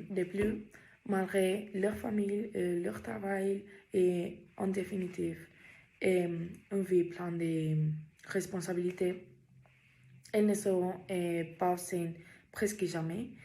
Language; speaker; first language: French; non-native, learner; Spanish